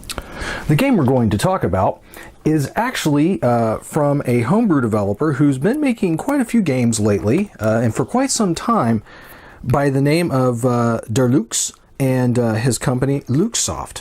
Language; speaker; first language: English; native; English